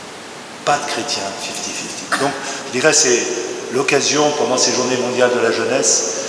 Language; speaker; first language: French; native; French